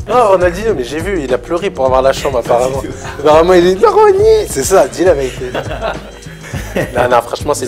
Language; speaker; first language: French; native; French